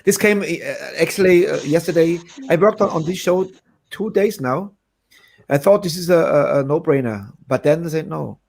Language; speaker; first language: English; non-native, fluent; German